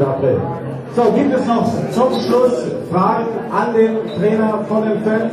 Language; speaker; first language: German; native; German